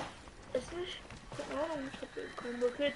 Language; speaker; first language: German; non-native, learner; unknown